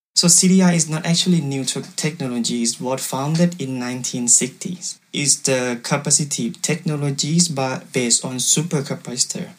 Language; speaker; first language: English; non-native, fluent; Thai